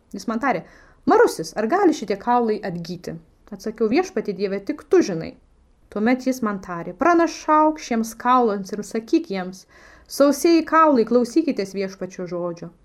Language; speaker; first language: Lithuanian; non-native, fluent; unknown